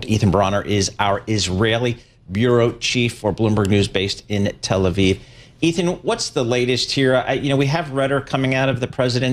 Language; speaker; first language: English; native; English